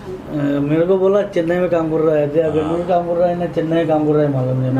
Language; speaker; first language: Hindi; non-native, local second language; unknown